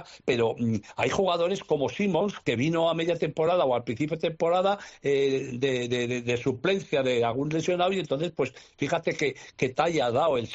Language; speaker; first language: Spanish; native; Spanish